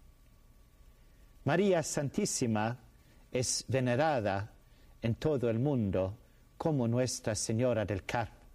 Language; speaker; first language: Spanish; non-native, fluent; Swedish